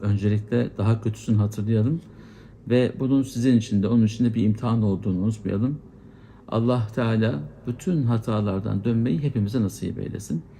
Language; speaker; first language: Turkish; native; Turkish